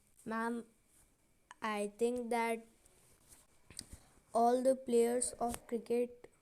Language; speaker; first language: English; non-native, learner; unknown